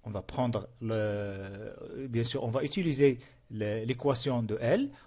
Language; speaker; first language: French; non-native, local second language; Arabic